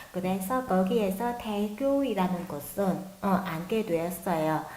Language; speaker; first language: Korean; non-native, learner; Vietnamese